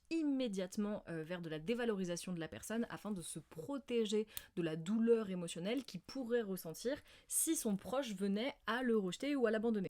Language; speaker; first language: French; native; French